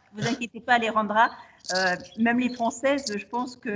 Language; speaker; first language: French; native; French